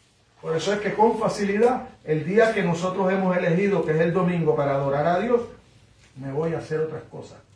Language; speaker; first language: Spanish; native; Spanish